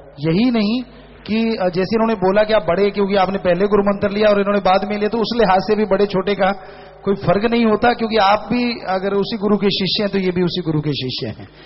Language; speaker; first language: Hindi; non-native, local second language; Punjabi